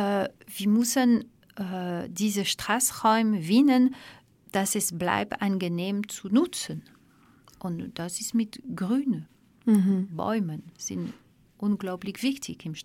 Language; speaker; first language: German; non-native, fluent; Dutch